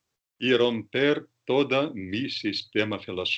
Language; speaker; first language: Spanish; non-native, fluent; Russian